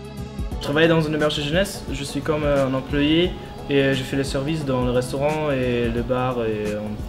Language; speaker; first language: French; non-native, fluent; German